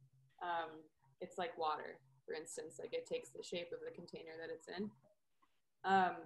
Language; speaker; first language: English; native; English